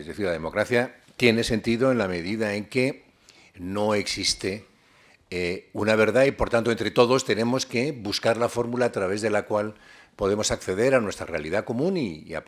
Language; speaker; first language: Spanish; native; Spanish